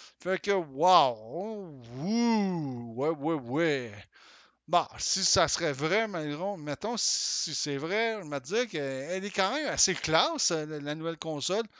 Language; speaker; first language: French; native; French